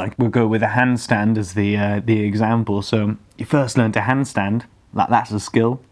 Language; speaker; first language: English; native; English